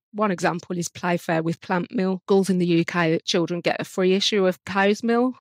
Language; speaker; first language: English; native; English